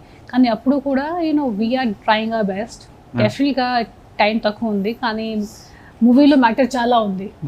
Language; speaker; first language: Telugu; non-native, fluent; Hindi